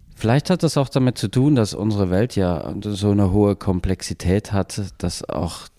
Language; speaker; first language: German; native; German